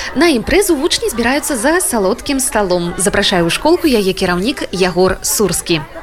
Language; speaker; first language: Belarusian; native; Belarusian